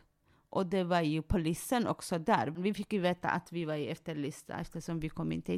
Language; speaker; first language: Swedish; non-native, fluent; Tigrinya